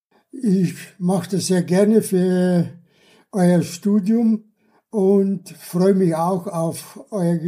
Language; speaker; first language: German; early bilingual, other home language; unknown